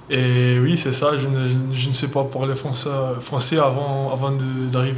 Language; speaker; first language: French; non-native, learner; Portuguese